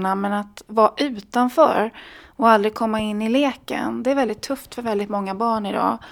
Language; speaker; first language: Swedish; native; Swedish